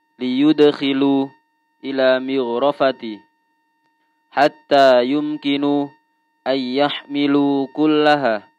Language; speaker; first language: Arabic; non-native, learner; Indonesian